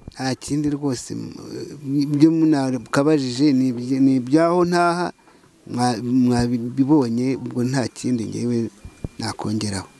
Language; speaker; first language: Kinyarwanda; native; Kinyarwanda